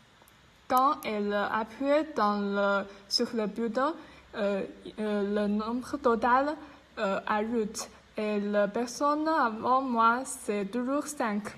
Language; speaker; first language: French; non-native, learner; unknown